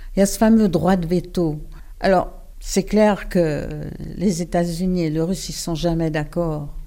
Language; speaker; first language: French; native; French